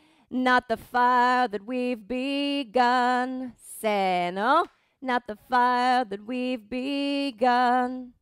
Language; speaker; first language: English; native; English